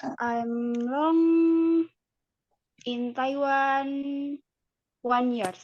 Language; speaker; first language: English; non-native, learner; Indonesian